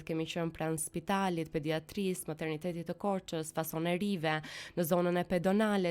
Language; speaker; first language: Albanian; native; Albanian